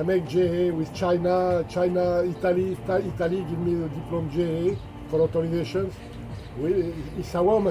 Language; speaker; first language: English; non-native, learner; French